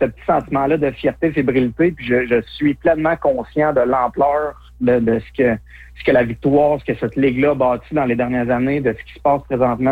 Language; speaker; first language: French; native; French